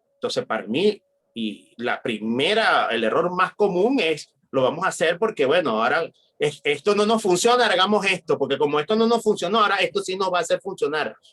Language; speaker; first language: Spanish; native; Spanish